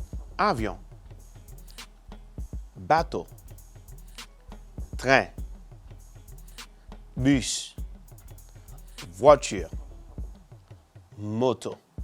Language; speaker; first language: French; non-native, fluent; Spanish